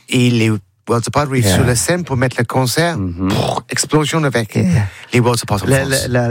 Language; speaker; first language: French; non-native, learner; English